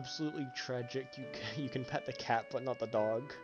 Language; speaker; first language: English; native; English